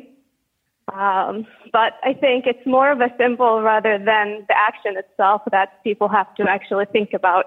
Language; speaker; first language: English; non-native, fluent; Arabic